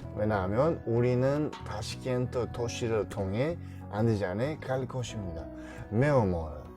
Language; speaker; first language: Korean; non-native, learner; Uzbek